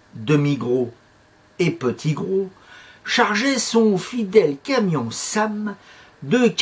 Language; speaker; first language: French; native; French